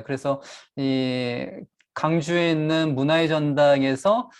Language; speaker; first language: Korean; native; Korean